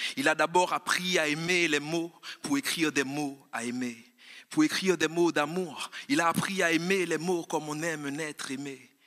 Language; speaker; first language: French; non-native, local second language; Haitian Creole